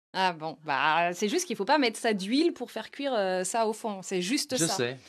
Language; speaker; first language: French; native; French